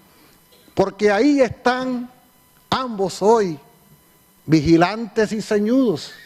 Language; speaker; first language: Spanish; native; Spanish